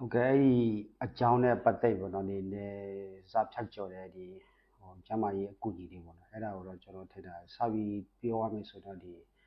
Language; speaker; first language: Burmese; non-native, local second language; S'gaw Karen